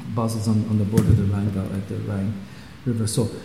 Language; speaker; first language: English; non-native, fluent; Swiss German